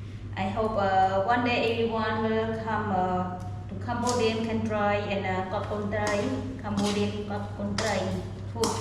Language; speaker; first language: English; non-native, learner; Khmer